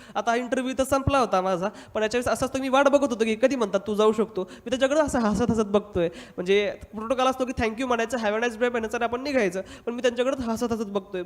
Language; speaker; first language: Marathi; non-native, local second language; Hindi